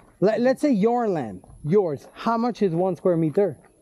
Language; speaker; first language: English; non-native, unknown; French